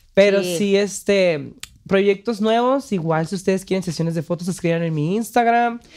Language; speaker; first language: Spanish; native; Spanish